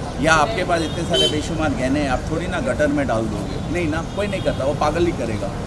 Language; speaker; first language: Hindi; non-native, local second language; Bangla